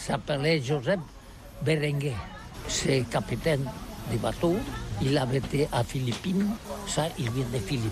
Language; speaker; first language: French; non-native, learner; Catalan